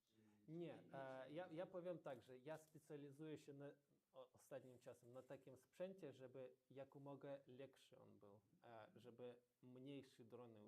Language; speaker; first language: Polish; non-native, learner; Ukrainian